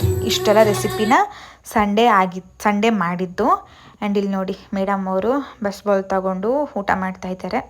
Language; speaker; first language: Kannada; native; Kannada